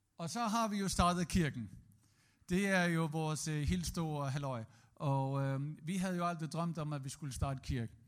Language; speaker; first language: Danish; native; Danish